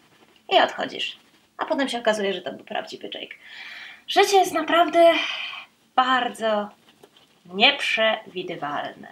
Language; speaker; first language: Polish; native; Polish